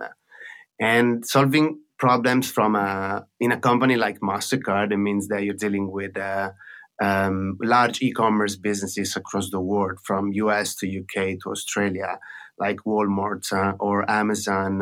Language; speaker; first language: English; non-native, fluent; Italian